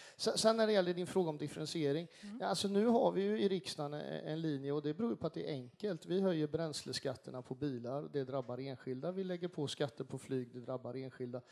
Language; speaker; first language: Swedish; native; Swedish